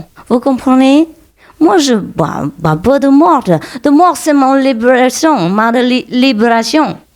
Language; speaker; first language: French; non-native, fluent; Vietnamese